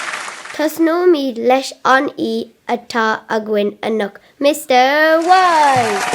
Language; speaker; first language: Irish; non-native, local second language; English